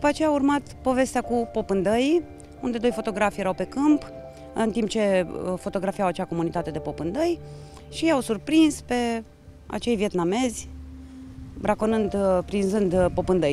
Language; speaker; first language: Romanian; native; Romanian